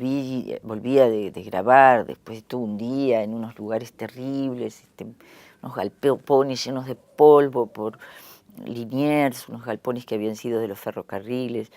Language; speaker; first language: Spanish; native; Spanish